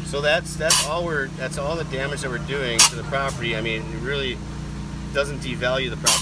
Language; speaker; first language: English; native; English